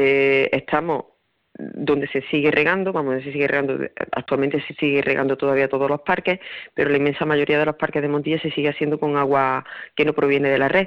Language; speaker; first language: Spanish; native; Spanish